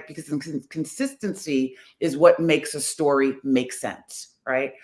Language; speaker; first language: English; native; English